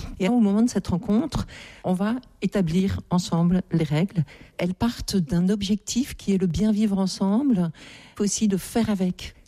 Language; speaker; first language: French; native; French